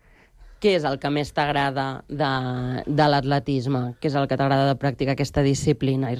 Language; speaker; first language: Catalan; native; Catalan